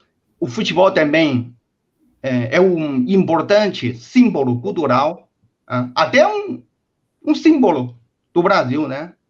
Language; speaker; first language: Portuguese; non-native, fluent; Chinese